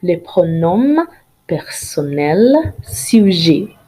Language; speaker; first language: French; non-native, fluent; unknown